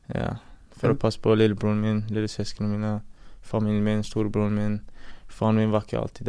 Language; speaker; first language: Norwegian; early bilingual, other home language; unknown